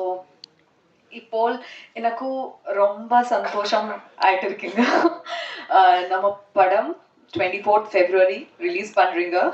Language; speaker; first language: Tamil; non-native, learner; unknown